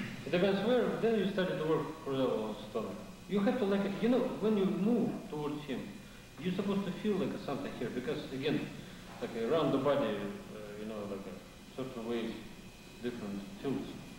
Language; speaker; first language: English; non-native, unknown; Russian